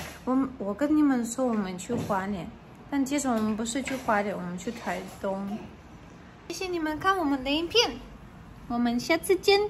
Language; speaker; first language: Chinese; non-native, fluent; Russian